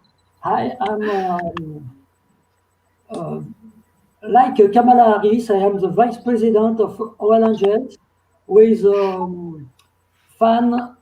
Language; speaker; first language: English; non-native, learner; French